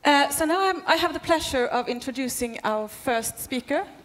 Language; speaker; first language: English; non-native, fluent; Swedish